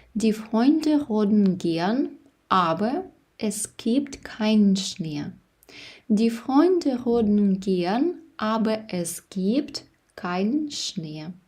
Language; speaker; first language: German; non-native, fluent; Ukrainian